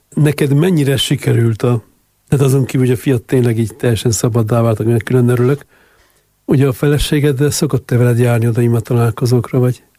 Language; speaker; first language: Hungarian; native; Hungarian